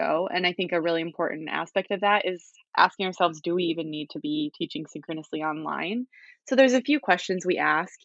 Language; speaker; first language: English; native; English